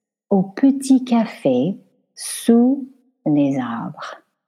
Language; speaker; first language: French; non-native, fluent; English